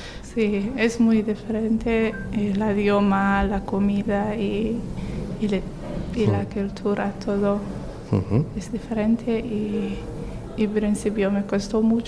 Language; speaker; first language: Spanish; non-native, learner; Somali